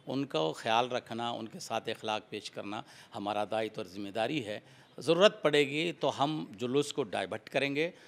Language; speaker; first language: Hindi; native; Hindi